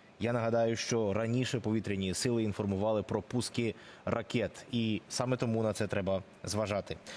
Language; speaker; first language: Ukrainian; native; Ukrainian